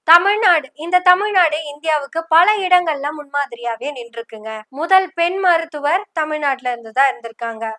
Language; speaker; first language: Tamil; non-native, local second language; Malayalam